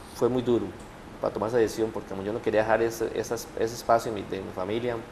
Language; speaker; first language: Spanish; native; Spanish